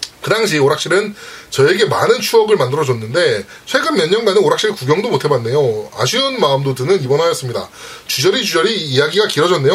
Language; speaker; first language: Korean; native; Korean